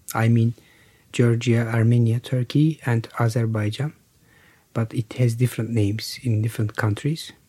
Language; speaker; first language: English; non-native, learner; Turkish